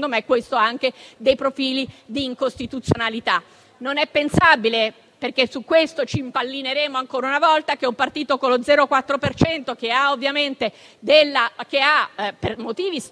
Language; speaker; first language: Italian; native; Italian